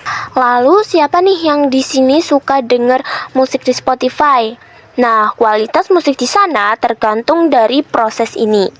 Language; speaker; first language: Indonesian; native; Indonesian